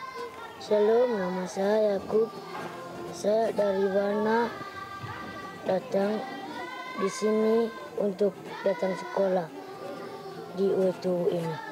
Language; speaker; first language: Indonesian; non-native, local second language; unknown